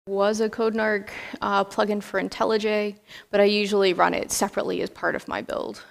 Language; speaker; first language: English; native; English